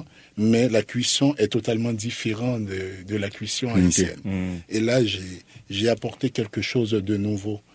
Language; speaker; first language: French; non-native, local second language; Haitian Creole